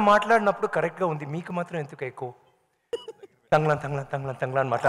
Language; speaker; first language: Telugu; non-native, learner; Tamil